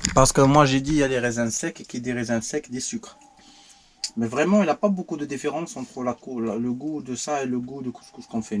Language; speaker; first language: French; native; French